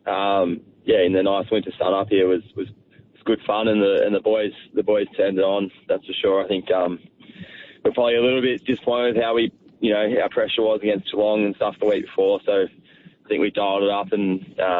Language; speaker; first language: English; native; English